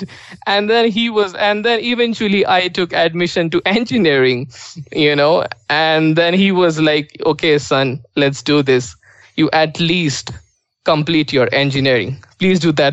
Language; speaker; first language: English; non-native, local second language; Marathi